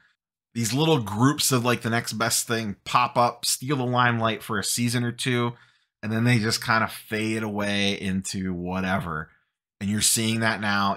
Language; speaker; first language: English; native; English